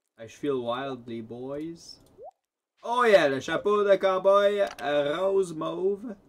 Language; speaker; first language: French; native; French